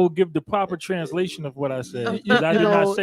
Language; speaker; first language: English; native; English